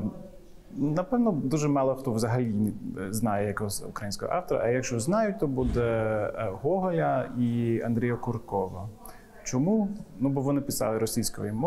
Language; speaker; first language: Ukrainian; non-native, fluent; English